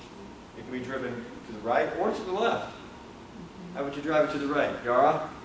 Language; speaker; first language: English; native; English